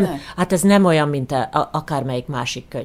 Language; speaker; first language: Hungarian; early bilingual, heritage; Hungarian